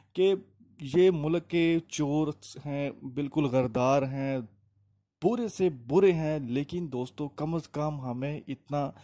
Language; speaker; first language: Urdu; native; Urdu